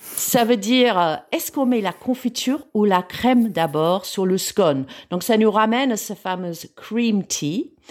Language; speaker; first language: French; non-native, fluent; English